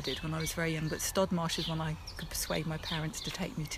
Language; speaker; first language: English; native; English